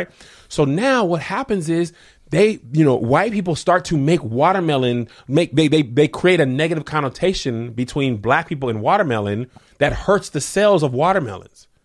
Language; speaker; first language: English; native; English